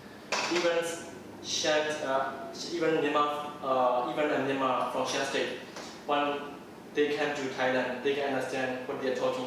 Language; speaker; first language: English; non-native, learner; Burmese